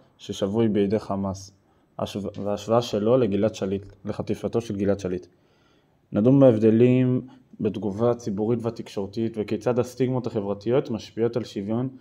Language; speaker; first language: Hebrew; native; Hebrew